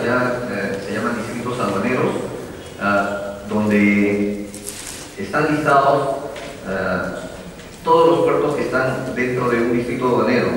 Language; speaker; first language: Spanish; native; Spanish